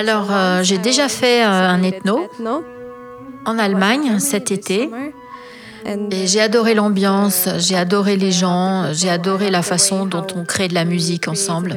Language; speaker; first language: French; non-native, fluent; Ukrainian